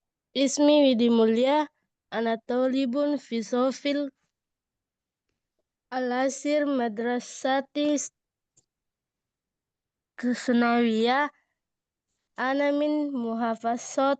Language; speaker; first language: Arabic; non-native, learner; Indonesian